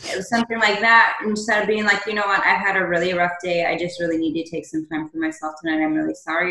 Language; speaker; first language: English; native; English